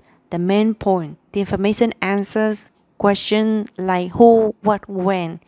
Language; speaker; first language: English; non-native, fluent; Vietnamese